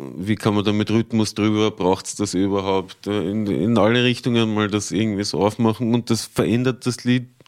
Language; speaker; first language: German; native; German